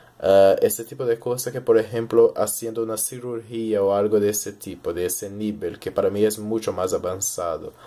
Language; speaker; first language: Spanish; early bilingual, heritage; Portuguese